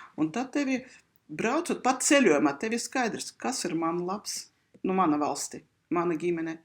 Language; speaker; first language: Latvian; non-native, local second language; Russian